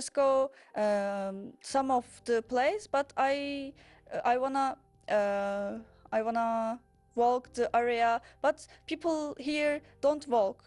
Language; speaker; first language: English; non-native, learner; Turkish